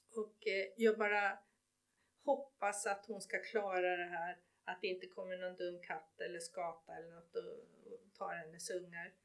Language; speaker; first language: Swedish; native; Swedish